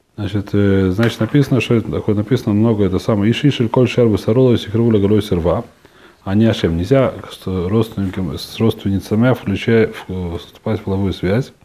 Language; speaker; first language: Russian; early bilingual, heritage; Russian